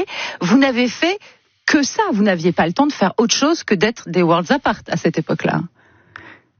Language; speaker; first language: French; native; French